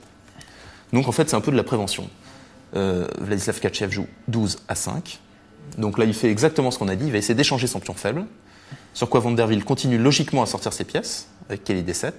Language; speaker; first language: French; native; French